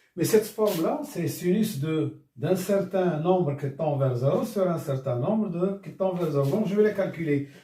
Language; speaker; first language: French; non-native, local second language; Arabic